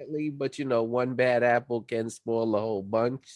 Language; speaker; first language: English; native; English